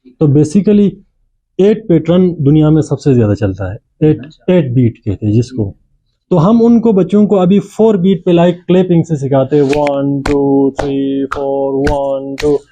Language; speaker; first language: Urdu; non-native, local second language; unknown